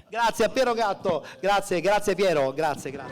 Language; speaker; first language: Italian; native; Italian